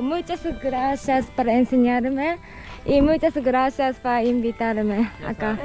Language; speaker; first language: Spanish; non-native, learner; Japanese